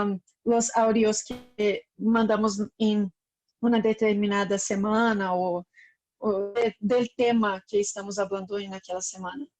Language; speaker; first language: Spanish; non-native, learner; Portuguese